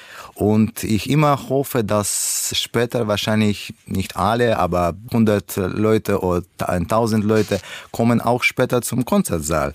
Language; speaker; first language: German; non-native, learner; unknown